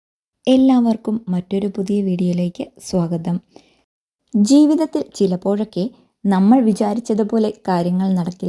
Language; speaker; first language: Malayalam; native; Malayalam